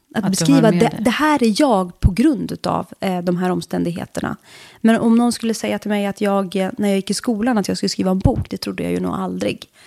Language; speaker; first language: Swedish; early bilingual, other home language; Kurdish